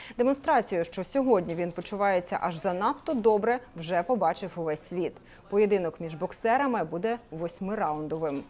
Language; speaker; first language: Ukrainian; native; Ukrainian